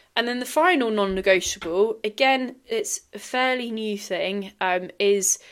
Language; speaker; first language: English; native; English